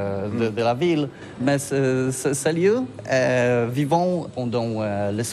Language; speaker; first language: French; non-native, learner; Polish